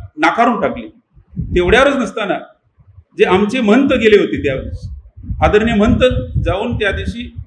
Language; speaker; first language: Marathi; non-native, local second language; Lambadi